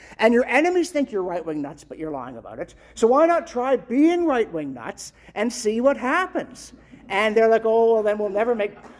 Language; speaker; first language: English; native; English